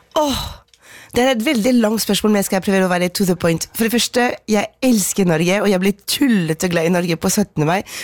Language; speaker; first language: Norwegian; non-native, fluent; French